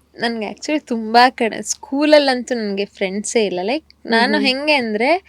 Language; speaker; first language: Kannada; native; Kannada